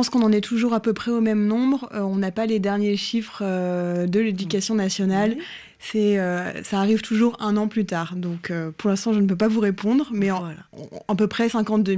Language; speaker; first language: French; native; French